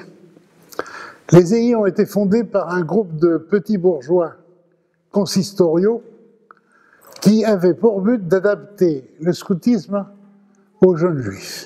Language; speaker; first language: French; early bilingual, other home language; Ladino